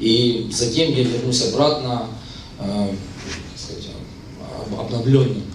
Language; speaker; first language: Russian; native; Russian